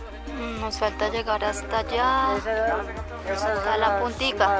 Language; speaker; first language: Spanish; native; Spanish